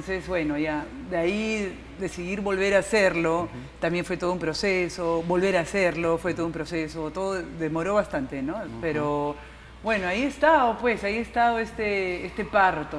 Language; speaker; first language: Spanish; native; Spanish